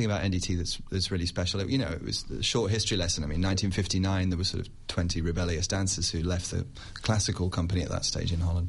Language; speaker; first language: English; native; English